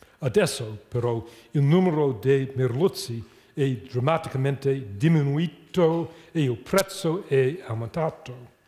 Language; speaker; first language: Italian; non-native, fluent; English